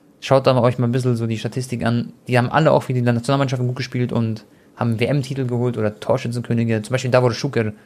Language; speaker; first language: German; early bilingual, other home language; Croatian